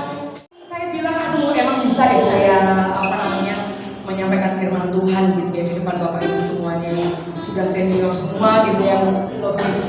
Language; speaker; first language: Indonesian; native; Indonesian